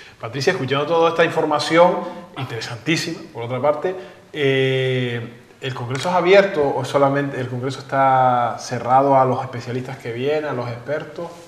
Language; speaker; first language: Spanish; native; Spanish